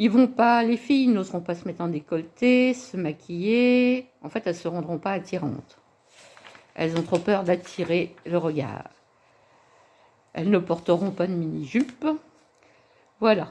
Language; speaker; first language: French; native; French